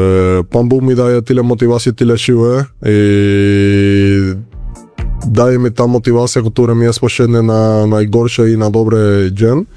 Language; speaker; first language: Polish; non-native, learner; Spanish